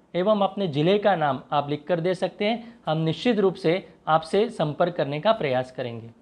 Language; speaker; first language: Hindi; non-native, local second language; Marathi